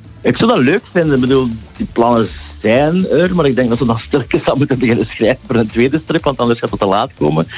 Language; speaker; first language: Dutch; native; Dutch